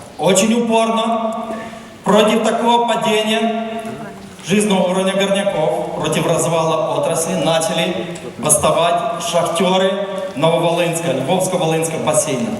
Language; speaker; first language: Russian; non-native, local second language; Ukrainian